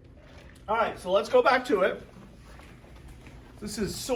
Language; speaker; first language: English; native; English